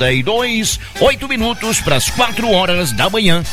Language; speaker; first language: Portuguese; native; Portuguese